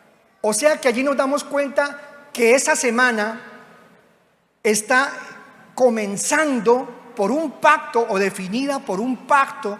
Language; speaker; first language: Spanish; native; Spanish